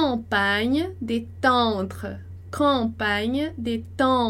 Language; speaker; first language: French; non-native, fluent; Portuguese